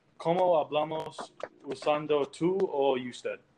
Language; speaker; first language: Spanish; non-native, learner; English